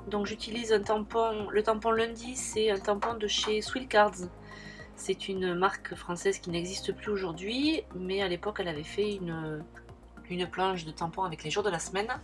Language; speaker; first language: French; native; French